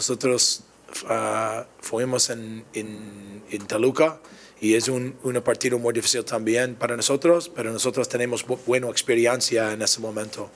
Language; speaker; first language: Spanish; non-native, learner; English